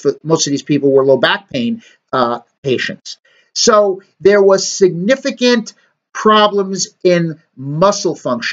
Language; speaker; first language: English; native; English